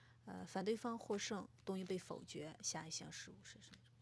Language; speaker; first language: Chinese; native; Chinese